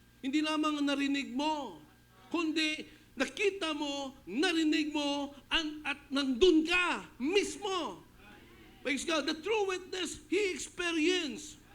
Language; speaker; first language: Filipino; non-native, local second language; Hiligaynon